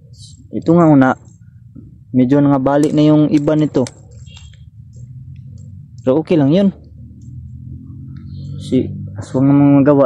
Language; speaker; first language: Filipino; non-native, local second language; Cebuano